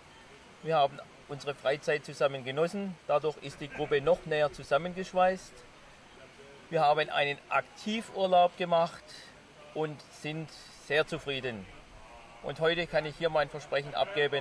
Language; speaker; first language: German; native; German